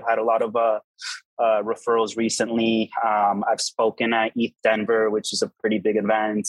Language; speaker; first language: English; native; English